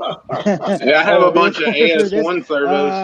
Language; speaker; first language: English; native; English